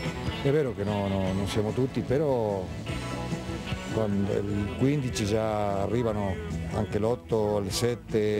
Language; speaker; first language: Italian; non-native, fluent; Spanish